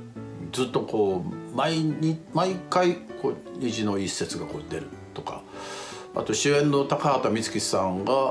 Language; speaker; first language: Japanese; native; Japanese